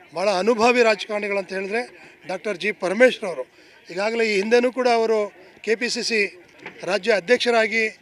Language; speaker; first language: Kannada; non-native, local second language; Lambadi